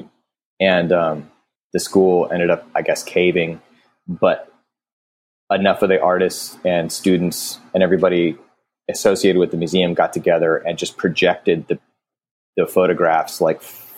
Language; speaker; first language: English; native; English